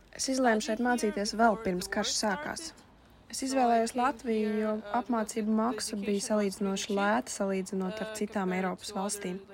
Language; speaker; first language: Latvian; non-native, fluent; Russian